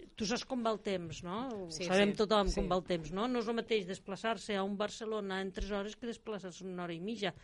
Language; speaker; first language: Catalan; native; Catalan